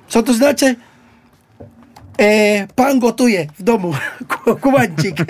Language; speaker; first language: Polish; non-native, learner; Spanish